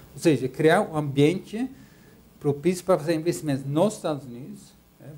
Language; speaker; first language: Portuguese; non-native, fluent; Dutch